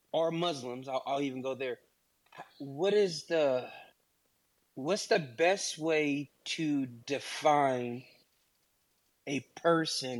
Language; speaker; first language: English; native; English